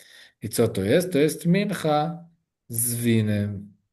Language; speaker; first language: Polish; non-native, learner; Hebrew